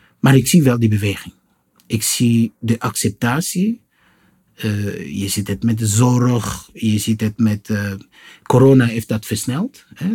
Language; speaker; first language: Dutch; non-native, fluent; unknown